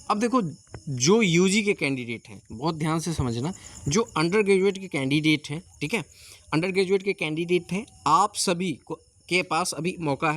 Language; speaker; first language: Hindi; native; Hindi